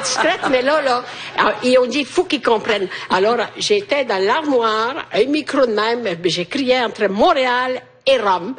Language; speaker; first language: French; non-native, fluent; Italian